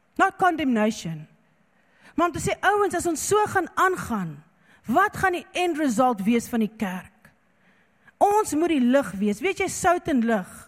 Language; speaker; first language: Afrikaans; non-native, local second language; English